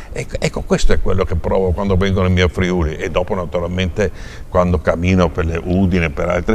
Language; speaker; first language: Italian; native; Italian